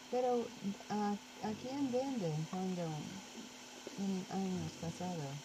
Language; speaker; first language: Spanish; non-native, learner; English